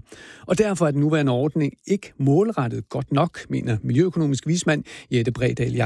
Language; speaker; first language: Danish; native; Danish